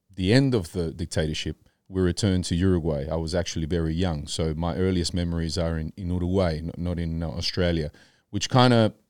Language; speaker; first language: English; early bilingual, other home language; Spanish